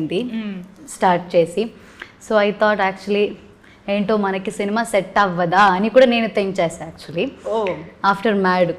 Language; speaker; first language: Telugu; non-native, learner; Malayalam